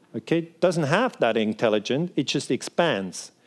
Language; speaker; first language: English; non-native, fluent; Swiss German